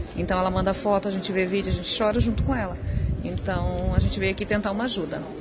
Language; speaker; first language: Portuguese; native; Portuguese